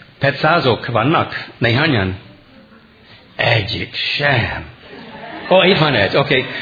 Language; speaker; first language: Hungarian; non-native, fluent; English